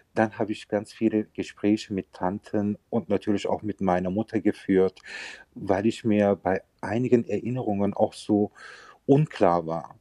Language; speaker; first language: German; early bilingual, other home language; Turkish